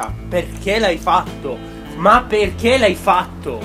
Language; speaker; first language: Italian; native; Italian